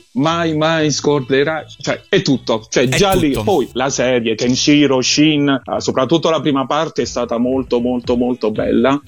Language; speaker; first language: Italian; native; Italian